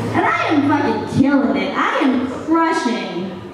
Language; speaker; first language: English; native; English